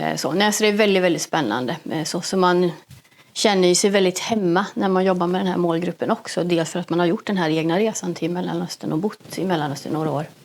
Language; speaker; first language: Swedish; native; Swedish